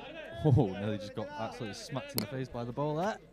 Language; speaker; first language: English; native; English